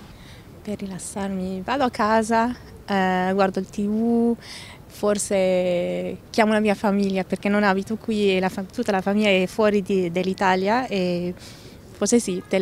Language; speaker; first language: Italian; non-native, fluent; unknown